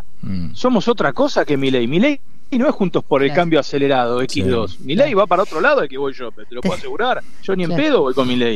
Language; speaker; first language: Spanish; native; Spanish